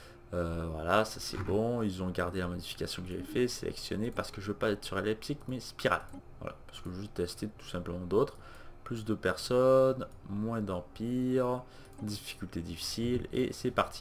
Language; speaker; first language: French; native; French